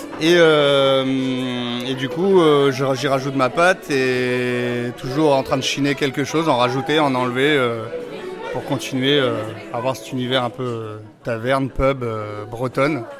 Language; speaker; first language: French; native; French